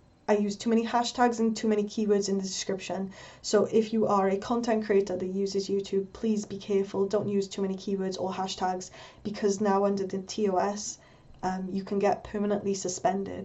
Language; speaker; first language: English; native; English